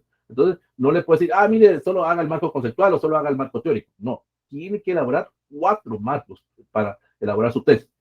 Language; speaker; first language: Spanish; native; Spanish